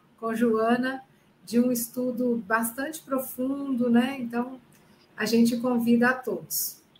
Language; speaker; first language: Portuguese; native; Portuguese